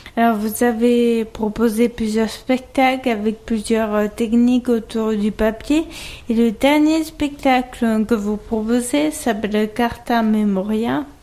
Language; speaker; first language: French; native; French